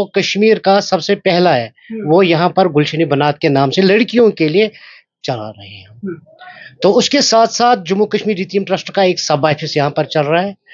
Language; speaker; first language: Hindi; non-native, local second language; Kashmiri